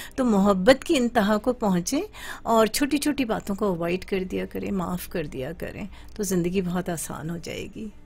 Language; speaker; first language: Urdu; native; Urdu